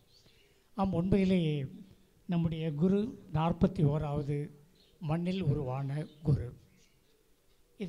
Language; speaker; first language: Tamil; native; Tamil